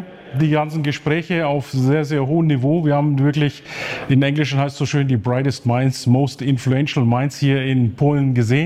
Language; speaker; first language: German; native; German